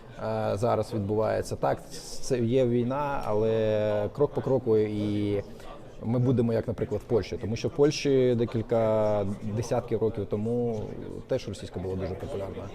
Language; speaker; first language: Ukrainian; non-native, local second language; Russian